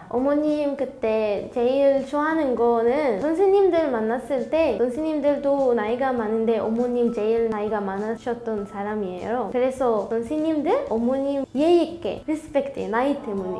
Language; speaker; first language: Korean; non-native, fluent; Arabic